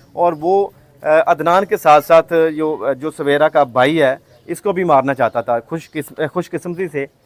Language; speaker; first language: Hindi; non-native, local second language; Punjabi